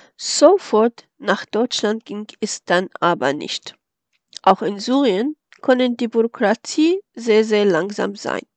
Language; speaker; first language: German; non-native, fluent; Arabic